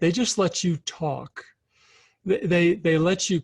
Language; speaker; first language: English; native; English